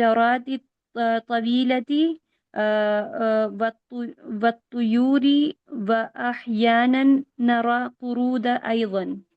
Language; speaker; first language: Arabic; non-native, learner; Urdu